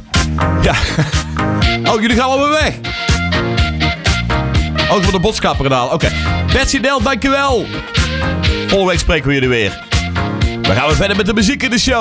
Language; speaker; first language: Dutch; native; Dutch